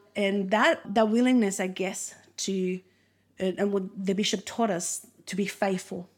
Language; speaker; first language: English; non-native, fluent; Spanish